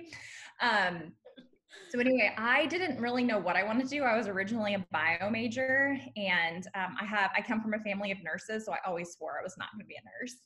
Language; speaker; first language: English; native; English